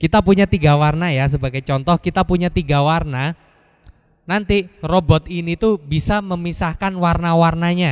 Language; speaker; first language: Indonesian; native; Indonesian